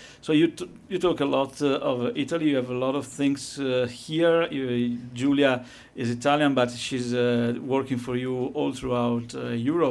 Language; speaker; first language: English; non-native, fluent; Italian